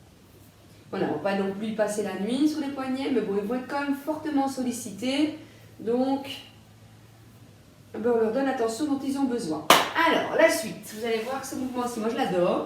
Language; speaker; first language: French; native; French